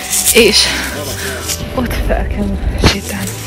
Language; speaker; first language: Hungarian; non-native, learner; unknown